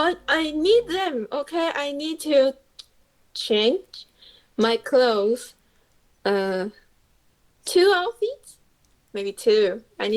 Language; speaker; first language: English; non-native, learner; Chinese